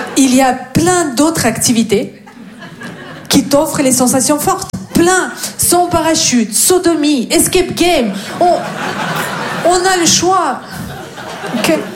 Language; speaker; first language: French; non-native, fluent; Russian